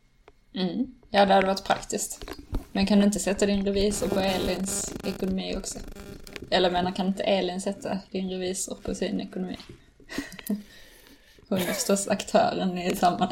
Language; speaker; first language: Swedish; native; Swedish